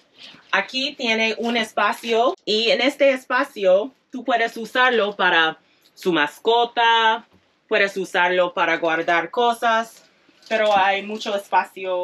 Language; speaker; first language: Spanish; non-native, fluent; English